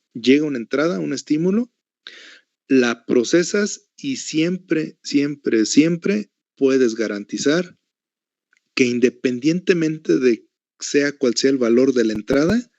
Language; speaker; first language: Spanish; native; Spanish